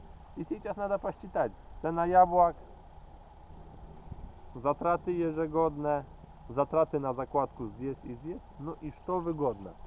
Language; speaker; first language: Russian; non-native, fluent; Polish